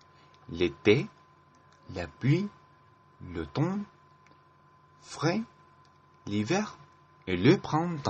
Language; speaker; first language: French; non-native, learner; Spanish